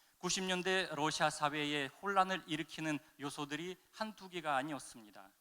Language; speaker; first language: Korean; non-native, fluent; Russian